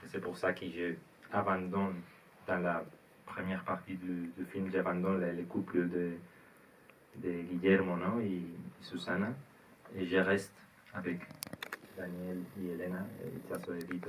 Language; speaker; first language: French; non-native, learner; Spanish